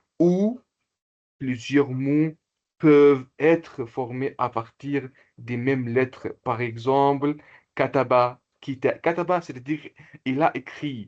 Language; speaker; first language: French; non-native, local second language; Comorian